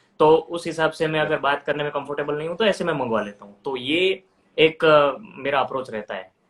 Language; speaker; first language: Hindi; non-native, local second language; Gujarati